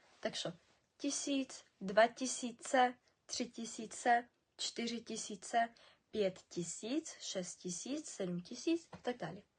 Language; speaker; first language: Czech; non-native, fluent; Ukrainian